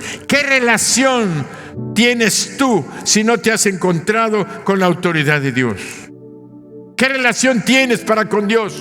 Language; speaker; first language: Spanish; native; Spanish